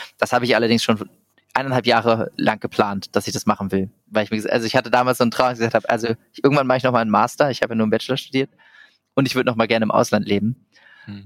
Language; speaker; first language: German; native; German